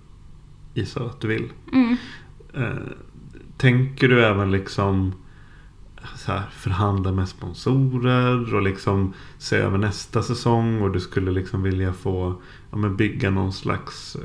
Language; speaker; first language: Swedish; native; Swedish